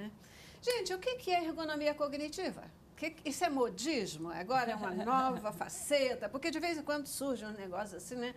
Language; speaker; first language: Portuguese; native; Portuguese